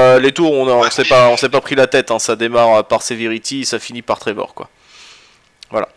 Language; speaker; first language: French; native; French